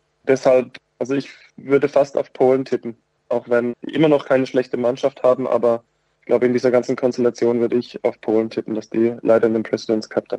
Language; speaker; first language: German; native; German